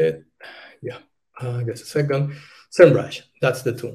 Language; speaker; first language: English; non-native, fluent; Spanish